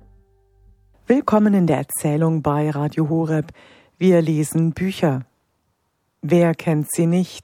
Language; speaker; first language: German; native; German